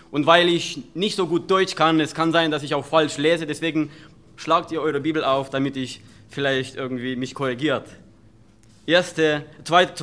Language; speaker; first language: German; non-native, fluent; Romanian